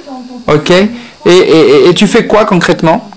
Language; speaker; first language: French; native; French